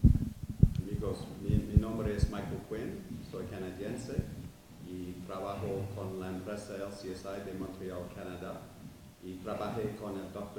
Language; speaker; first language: Spanish; non-native, learner; English